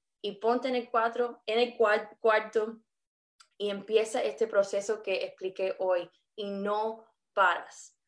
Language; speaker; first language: Spanish; early bilingual, heritage; English